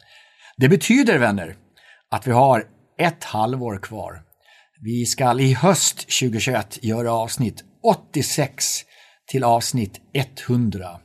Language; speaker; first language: Swedish; native; Swedish